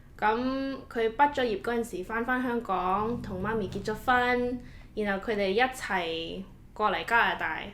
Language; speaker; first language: Cantonese; early bilingual, heritage; Cantonese